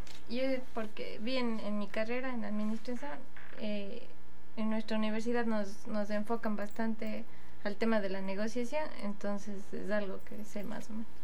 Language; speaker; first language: Portuguese; non-native, learner; Spanish